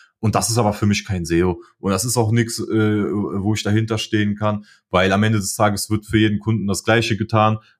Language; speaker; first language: German; early bilingual, other home language; Polish